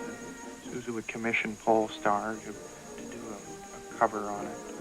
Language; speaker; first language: English; native; English